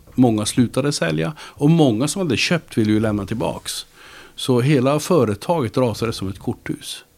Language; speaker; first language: Swedish; native; Swedish